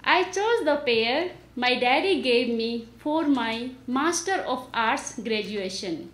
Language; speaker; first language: English; non-native, local second language; Nepali